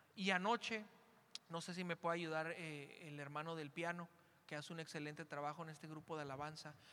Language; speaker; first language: Spanish; early bilingual, heritage; Spanish